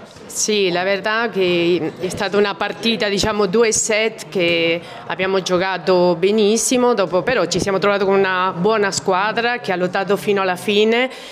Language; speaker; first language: Italian; non-native, fluent; Spanish